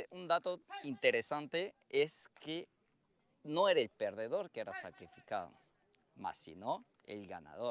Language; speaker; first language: Spanish; non-native, fluent; Portuguese